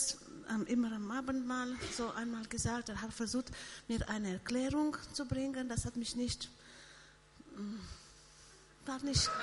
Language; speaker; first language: German; non-native, fluent; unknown